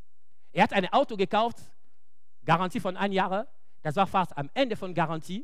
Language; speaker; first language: German; non-native, fluent; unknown